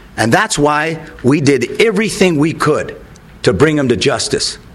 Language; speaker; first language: English; native; English